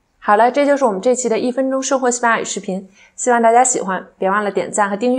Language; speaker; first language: Chinese; native; Chinese